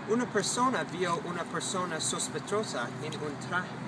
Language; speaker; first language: Spanish; non-native, learner; English